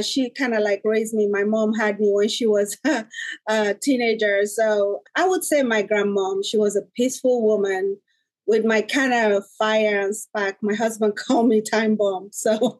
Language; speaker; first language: English; non-native, local second language; Igbo